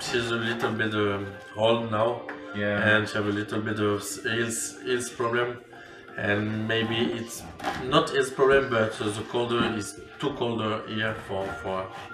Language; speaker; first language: English; non-native, learner; French